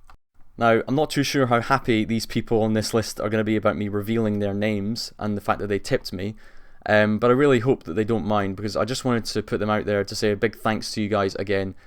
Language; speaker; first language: English; native; English